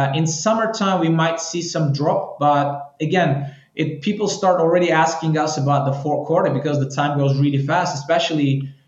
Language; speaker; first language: English; non-native, fluent; Turkish